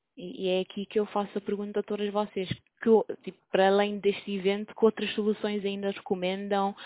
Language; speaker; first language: Portuguese; non-native, local second language; Kabuverdianu